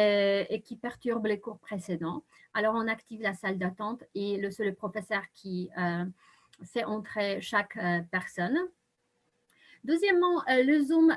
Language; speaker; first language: French; non-native, fluent; Polish